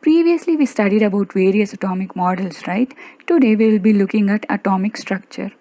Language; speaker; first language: English; non-native, local second language; Kannada